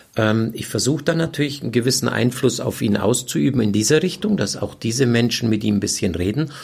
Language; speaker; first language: German; native; German